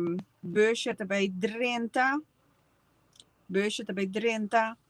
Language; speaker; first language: Dutch; non-native, local second language; Papiamento